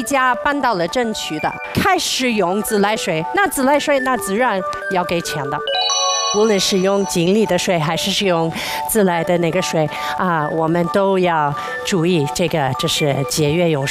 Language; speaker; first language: Chinese; non-native, fluent; English